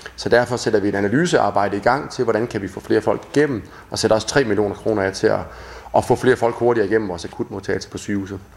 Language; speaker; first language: Danish; native; Danish